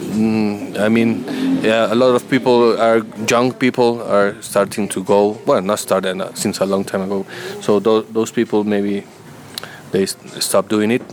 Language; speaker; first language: English; non-native, learner; Spanish